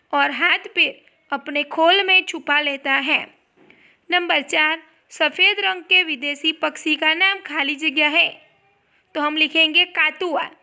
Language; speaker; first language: Hindi; non-native, local second language; Gujarati